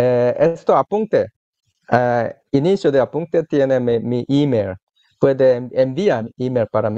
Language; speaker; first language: Spanish; non-native, learner; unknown